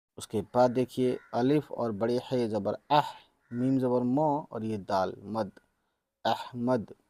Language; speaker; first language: Hindi; native; Hindi